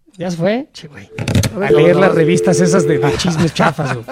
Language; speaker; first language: Spanish; native; Spanish